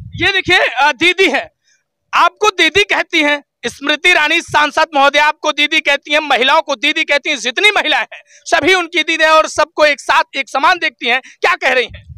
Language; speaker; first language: Hindi; native; Hindi